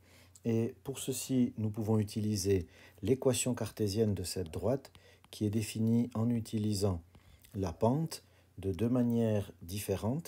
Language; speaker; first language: French; native; French